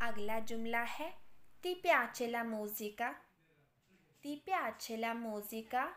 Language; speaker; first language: Italian; non-native, fluent; Urdu